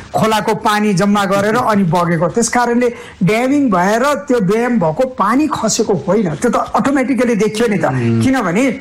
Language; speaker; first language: Nepali; native; Nepali